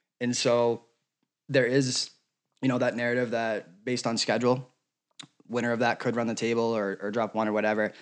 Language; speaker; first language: English; native; English